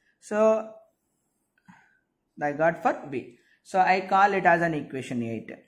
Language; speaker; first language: English; non-native, local second language; Telugu